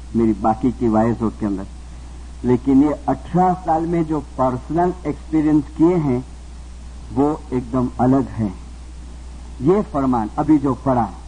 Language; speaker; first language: Hindi; non-native, local second language; Gujarati